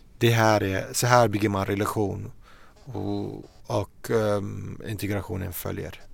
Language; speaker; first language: Swedish; non-native, fluent; Arabic